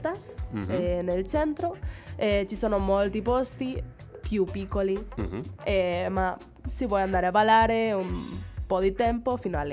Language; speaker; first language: Italian; non-native, fluent; Spanish